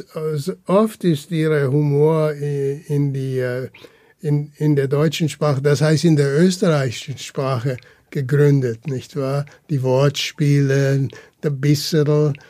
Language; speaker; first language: German; early bilingual, heritage; German